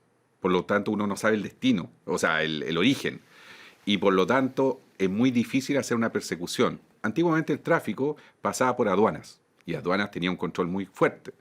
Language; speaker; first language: Spanish; native; Spanish